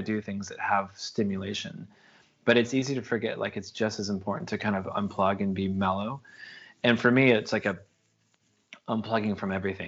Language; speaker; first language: English; native; English